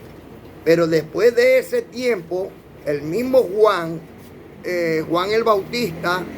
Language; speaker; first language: Spanish; native; Spanish